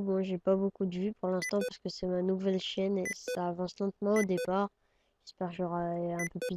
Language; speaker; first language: French; native; French